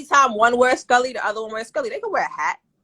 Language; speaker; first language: English; native; English